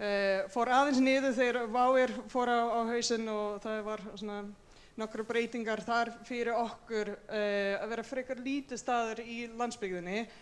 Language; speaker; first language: Icelandic; non-native, fluent; English